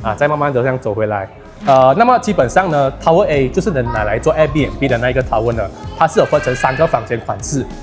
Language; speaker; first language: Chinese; native; Chinese